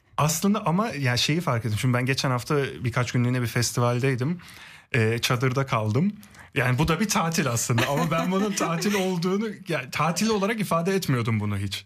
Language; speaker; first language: Turkish; early bilingual, other home language; German